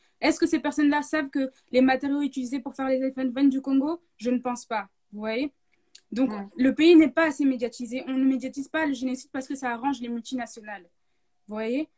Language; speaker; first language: French; native; French